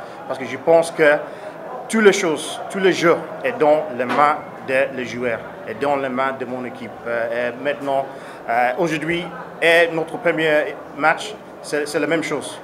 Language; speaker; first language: French; non-native, learner; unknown